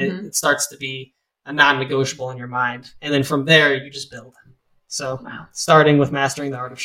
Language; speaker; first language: English; native; English